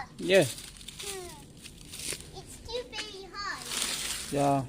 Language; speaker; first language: English; non-native, learner; Malay